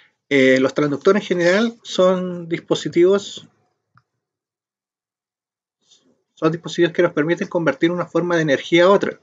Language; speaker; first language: Spanish; native; Spanish